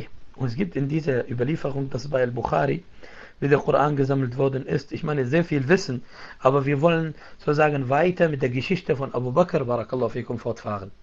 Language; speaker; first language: German; non-native, fluent; Arabic